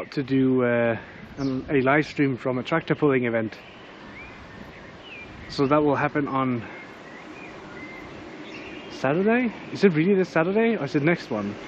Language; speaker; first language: English; non-native, fluent; Danish